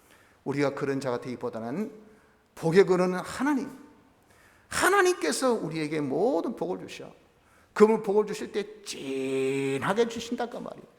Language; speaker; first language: Korean; native; Korean